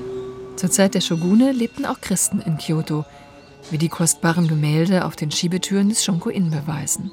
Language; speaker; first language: German; native; German